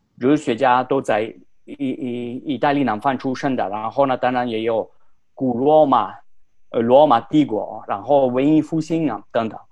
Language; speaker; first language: Chinese; non-native, fluent; Italian